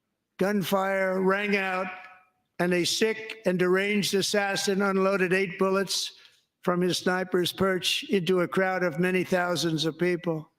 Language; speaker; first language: English; native; English